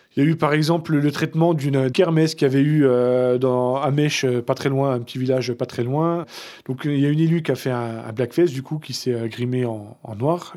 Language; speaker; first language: French; native; French